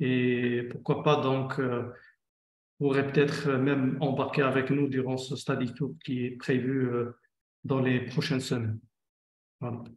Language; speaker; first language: French; non-native, local second language; Arabic